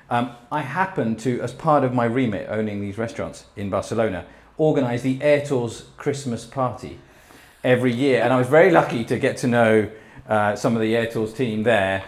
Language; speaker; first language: English; early bilingual, heritage; English